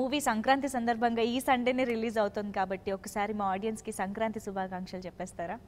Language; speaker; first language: Telugu; native; Telugu